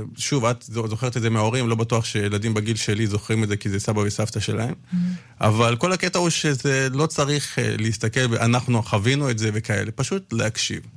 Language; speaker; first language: Hebrew; early bilingual, other home language; Amharic